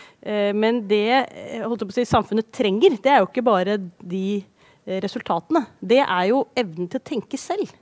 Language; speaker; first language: Norwegian; native; Norwegian